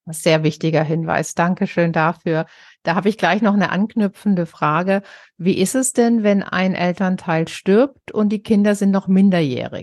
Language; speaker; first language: German; native; German